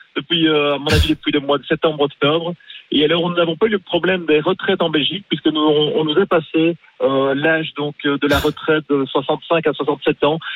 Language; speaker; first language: French; native; French